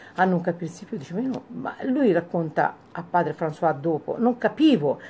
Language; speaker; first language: Italian; native; Italian